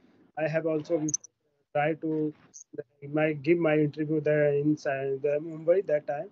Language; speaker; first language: English; non-native, learner; Hindi